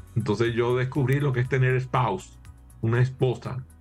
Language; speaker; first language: Spanish; native; Spanish